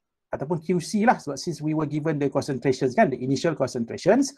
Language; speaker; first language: English; non-native, local second language; Malay